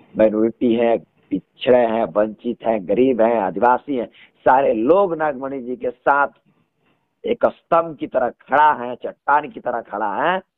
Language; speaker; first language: Hindi; native; Hindi